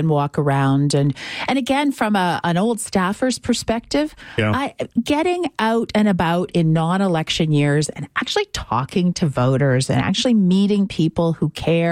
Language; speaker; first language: English; native; English